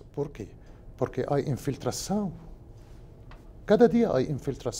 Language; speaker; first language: Portuguese; non-native, learner; Spanish